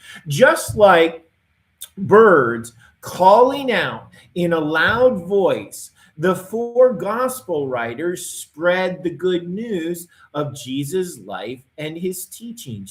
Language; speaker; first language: English; native; English